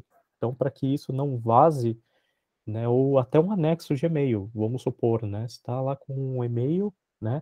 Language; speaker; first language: Portuguese; native; Portuguese